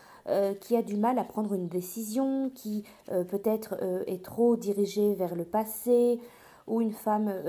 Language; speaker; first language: French; native; French